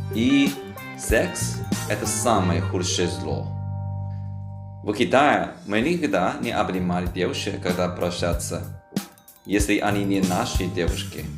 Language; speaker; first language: Russian; non-native, fluent; Chinese